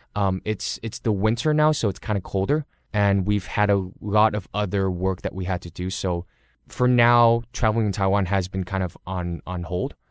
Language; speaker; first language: English; early bilingual, other home language; Cantonese